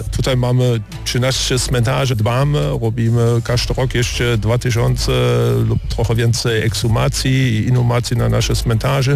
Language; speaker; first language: Polish; non-native, learner; German